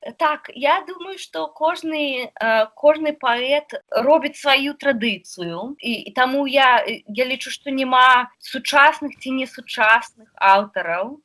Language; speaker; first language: Belarusian; non-native, local second language; Russian